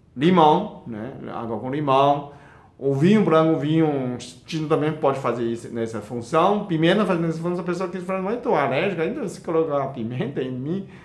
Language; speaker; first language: Portuguese; non-native, fluent; Chinese